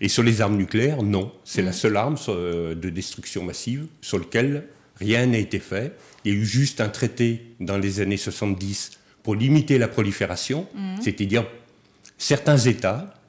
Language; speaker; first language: French; native; French